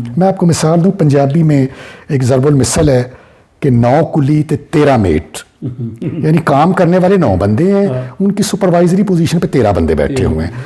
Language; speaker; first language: Urdu; non-native, local second language; Punjabi